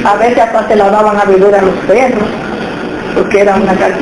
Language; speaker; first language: Spanish; native; Spanish